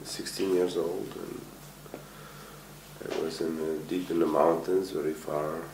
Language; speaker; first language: English; non-native, fluent; Lithuanian